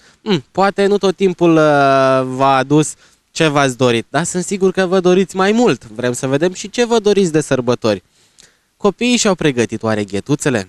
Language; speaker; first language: Romanian; native; Romanian